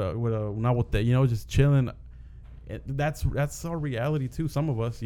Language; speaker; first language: English; early bilingual, other home language; Spanish